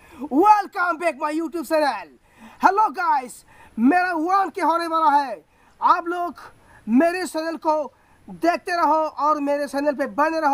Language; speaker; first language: Hindi; non-native, local second language; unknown